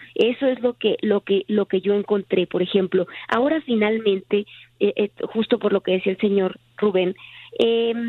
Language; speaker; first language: Spanish; native; Spanish